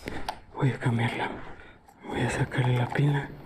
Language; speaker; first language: Spanish; native; Spanish